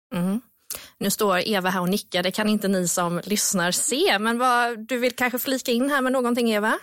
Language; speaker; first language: Swedish; native; Swedish